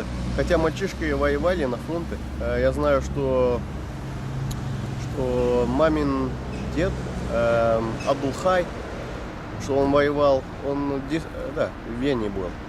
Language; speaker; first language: Russian; early bilingual, heritage; Dutch